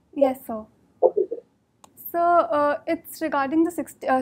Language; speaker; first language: English; non-native, local second language; Hindi